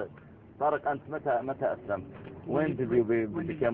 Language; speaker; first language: Arabic; native; Arabic